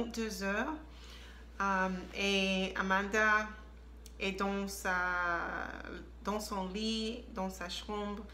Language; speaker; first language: French; non-native, learner; English